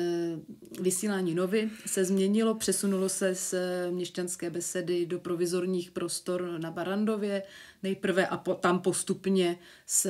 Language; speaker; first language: Czech; native; Czech